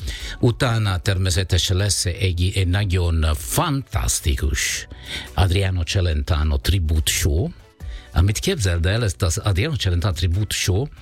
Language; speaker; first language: Hungarian; non-native, fluent; Italian